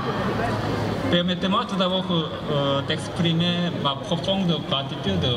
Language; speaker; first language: French; non-native, fluent; Korean